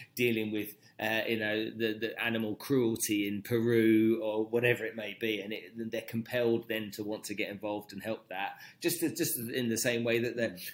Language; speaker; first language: English; native; English